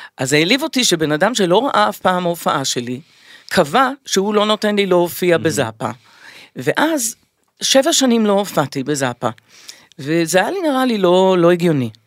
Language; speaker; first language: Hebrew; native; Hebrew